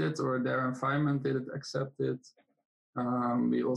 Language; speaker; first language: English; non-native, fluent; Dutch